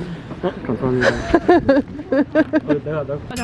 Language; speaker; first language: Korean; non-native, learner; Japanese